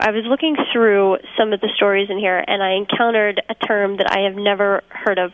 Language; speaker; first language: English; native; English